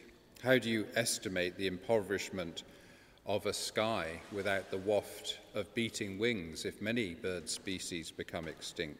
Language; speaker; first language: English; native; English